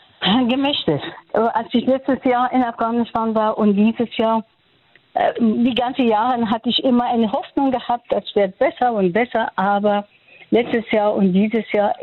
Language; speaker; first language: German; non-native, fluent; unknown